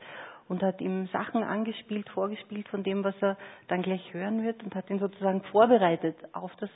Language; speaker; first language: German; native; German